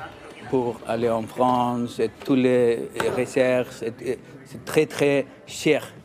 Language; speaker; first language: French; non-native, learner; Icelandic